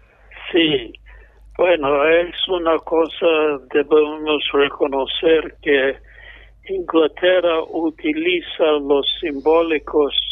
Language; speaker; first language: Spanish; non-native, fluent; English